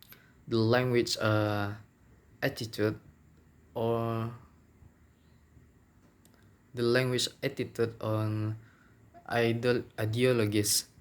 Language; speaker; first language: English; non-native, local second language; Minangkabau